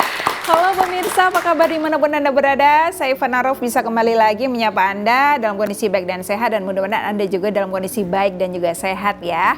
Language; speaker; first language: Indonesian; native; Indonesian